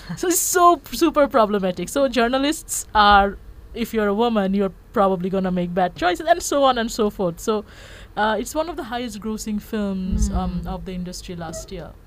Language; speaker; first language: English; non-native, local second language; Bangla